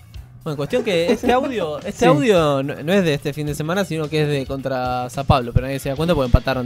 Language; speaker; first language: Spanish; native; Spanish